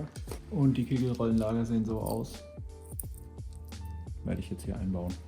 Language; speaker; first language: German; native; German